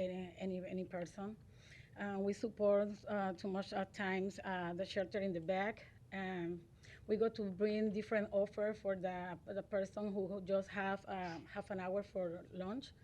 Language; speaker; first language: English; non-native, learner; Spanish